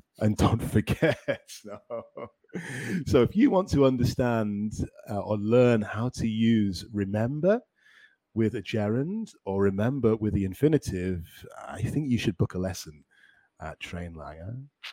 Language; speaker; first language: English; native; English